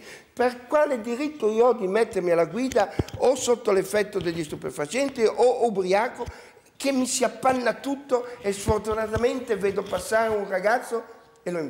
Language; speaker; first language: Italian; native; Italian